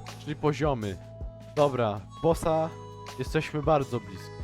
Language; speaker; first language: Polish; native; Polish